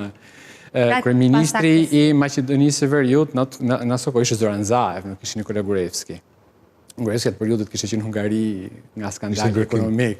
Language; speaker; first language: Albanian; native; Albanian